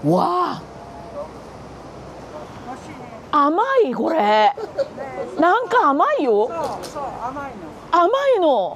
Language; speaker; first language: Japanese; non-native, fluent; Korean